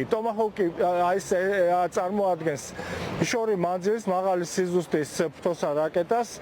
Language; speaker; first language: Georgian; native; Georgian